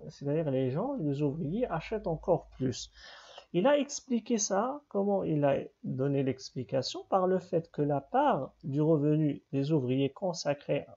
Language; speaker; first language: French; non-native, local second language; Arabic